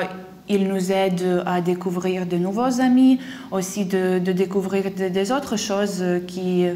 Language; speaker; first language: French; non-native, fluent; Lithuanian